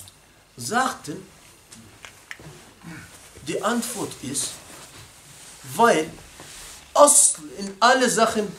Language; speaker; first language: German; non-native, fluent; Arabic